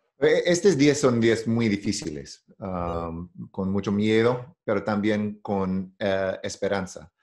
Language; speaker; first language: Spanish; non-native, learner; English